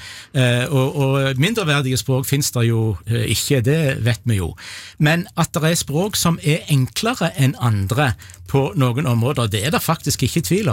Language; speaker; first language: Norwegian; native; Norwegian